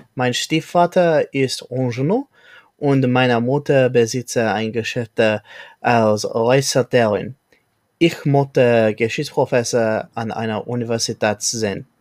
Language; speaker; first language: German; non-native, learner; English